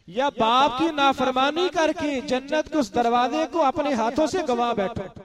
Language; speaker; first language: Urdu; non-native, local second language; Punjabi